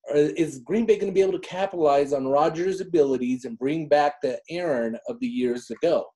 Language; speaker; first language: English; native; English